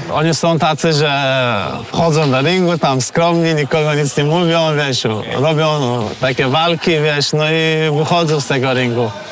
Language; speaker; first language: Polish; early bilingual, other home language; Chechen